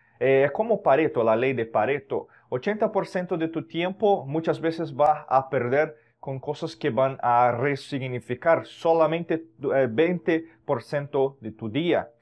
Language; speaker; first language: Spanish; non-native, fluent; Portuguese